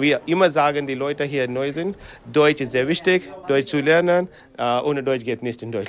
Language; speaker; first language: German; non-native, learner; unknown